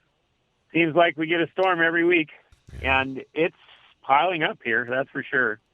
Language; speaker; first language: English; native; English